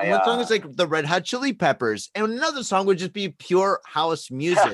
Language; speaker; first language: English; native; English